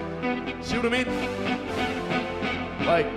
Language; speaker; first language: English; native; English